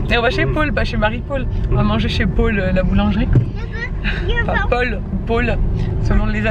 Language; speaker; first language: French; native; French